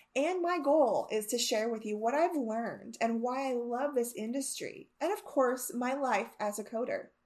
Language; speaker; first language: English; native; English